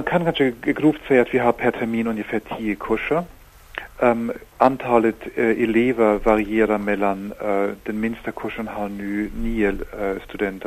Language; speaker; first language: Swedish; non-native, fluent; German